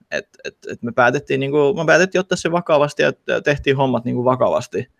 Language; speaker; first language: Finnish; early bilingual, other home language; Russian